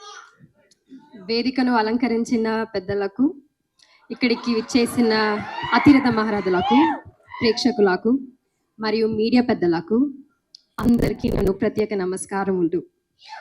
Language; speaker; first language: Telugu; non-native, learner; Malayalam